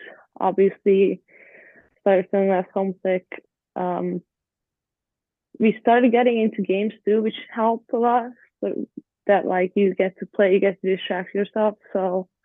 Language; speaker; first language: English; non-native, fluent; Hungarian